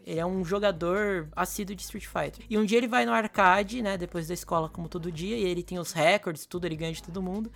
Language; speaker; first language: Portuguese; native; Portuguese